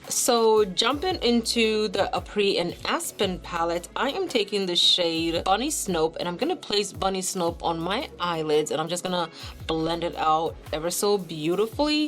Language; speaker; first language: English; native; English